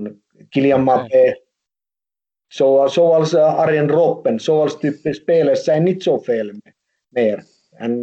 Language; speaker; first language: Dutch; non-native, fluent; Finnish